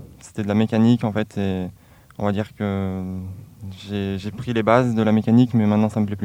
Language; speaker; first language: French; native; French